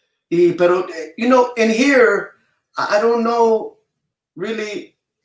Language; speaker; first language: English; early bilingual, other home language; Spanish